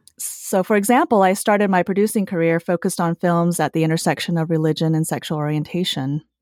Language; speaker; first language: English; early bilingual, other home language; Chinese